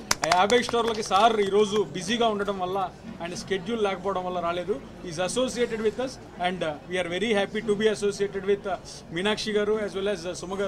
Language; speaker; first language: Telugu; native; Telugu